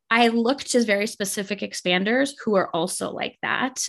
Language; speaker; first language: English; native; English